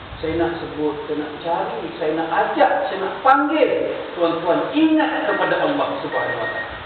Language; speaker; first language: Malay; native; Malay